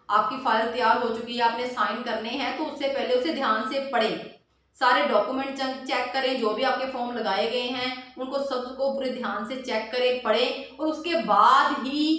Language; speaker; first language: Hindi; non-native, local second language; Punjabi